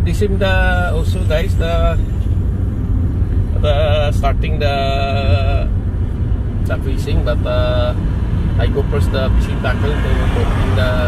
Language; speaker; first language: English; non-native, learner; Filipino